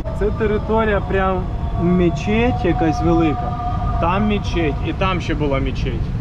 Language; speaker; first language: Ukrainian; non-native, local second language; Russian